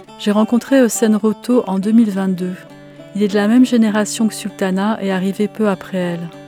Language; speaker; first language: French; native; French